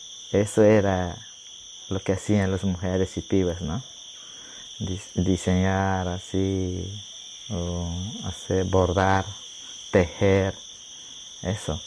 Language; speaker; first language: Spanish; non-native, local second language; Shipibo-Conibo